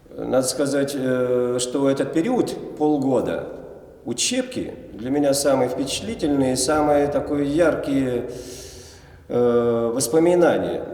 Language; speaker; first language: Russian; non-native, local second language; Chuvash